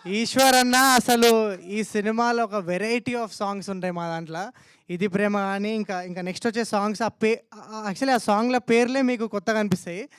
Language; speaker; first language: Telugu; native; Telugu